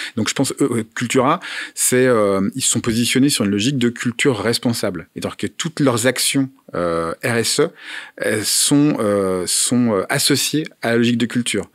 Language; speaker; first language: French; native; French